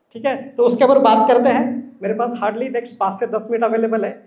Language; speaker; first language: Hindi; non-native, local second language; Marathi